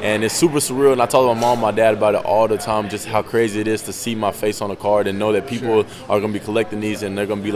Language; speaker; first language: English; native; English